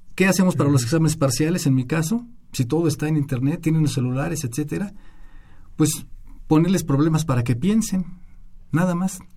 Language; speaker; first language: Spanish; native; Spanish